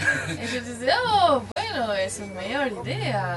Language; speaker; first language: Spanish; non-native, learner; French